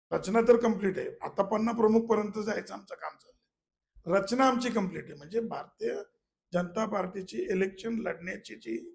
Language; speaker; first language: Marathi; non-native, local second language; Malayalam